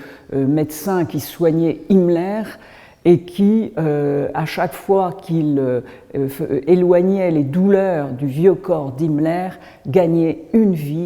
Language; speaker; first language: French; native; French